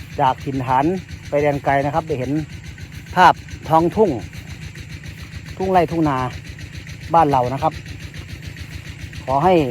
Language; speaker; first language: Thai; native; Thai